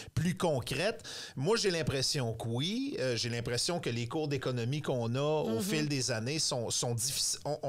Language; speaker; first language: French; native; French